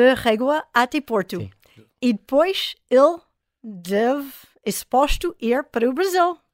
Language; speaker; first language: Portuguese; non-native, fluent; English